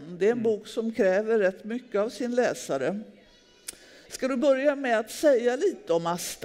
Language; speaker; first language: Swedish; native; Swedish